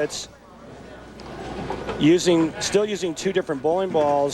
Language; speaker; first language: English; native; English